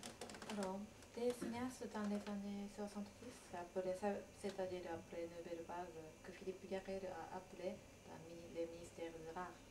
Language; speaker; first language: French; non-native, learner; Japanese